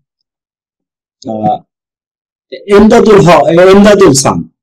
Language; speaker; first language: Japanese; non-native, fluent; Bangla